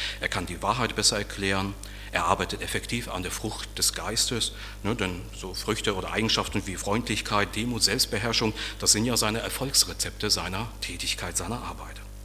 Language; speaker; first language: German; native; German